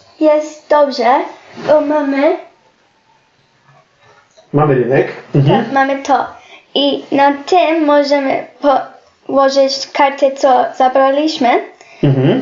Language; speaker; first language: Polish; non-native, learner; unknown